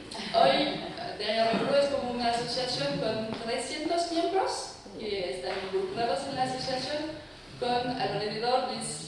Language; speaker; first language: Spanish; non-native, fluent; French